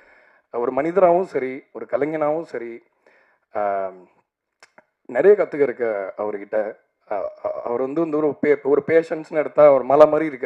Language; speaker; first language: Tamil; native; Tamil